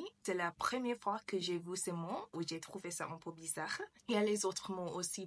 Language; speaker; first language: French; non-native, learner; English